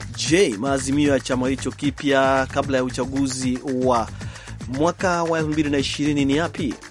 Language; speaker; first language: Swahili; non-native, local second language; Kikuyu